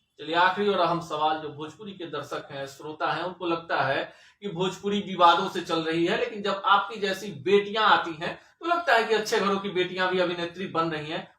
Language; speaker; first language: Hindi; native; Hindi